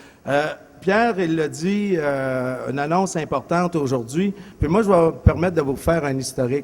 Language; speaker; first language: French; native; French